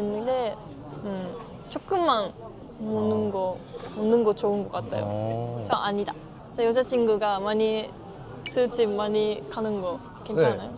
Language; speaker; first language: Korean; non-native, learner; Japanese